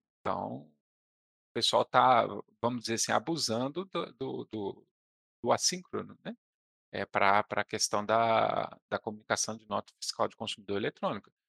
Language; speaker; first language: Portuguese; native; Portuguese